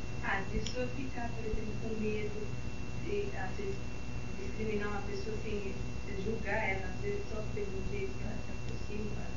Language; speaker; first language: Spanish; non-native, learner; Portuguese